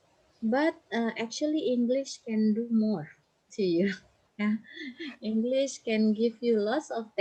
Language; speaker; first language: English; non-native, fluent; Indonesian